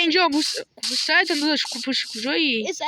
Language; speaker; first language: Persian; native; Persian